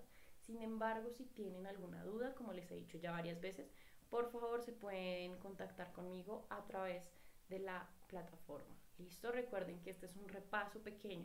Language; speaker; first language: Spanish; native; Spanish